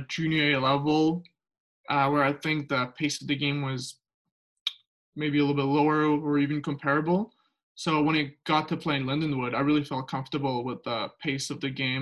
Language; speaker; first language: English; non-native, fluent; French